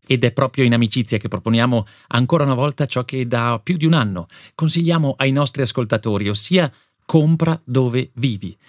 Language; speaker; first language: Italian; native; Italian